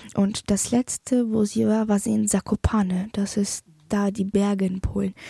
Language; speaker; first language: German; early bilingual, other home language; Polish